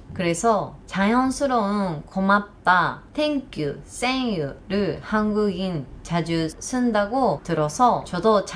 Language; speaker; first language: Korean; non-native, learner; Japanese